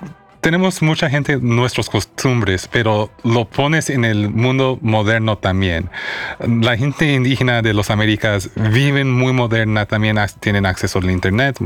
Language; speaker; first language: Spanish; non-native, fluent; English